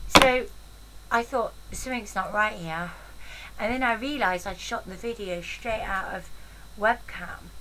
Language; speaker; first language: English; native; English